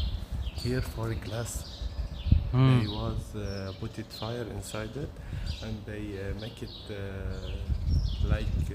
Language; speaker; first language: English; non-native, learner; Arabic